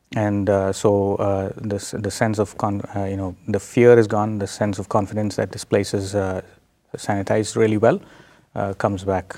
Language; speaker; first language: English; non-native, local second language; Telugu